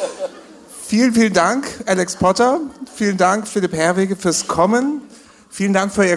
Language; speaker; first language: German; native; German